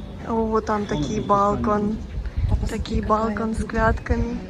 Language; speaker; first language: Polish; non-native, learner; Ukrainian